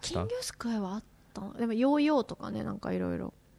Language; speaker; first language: Japanese; early bilingual, heritage; Japanese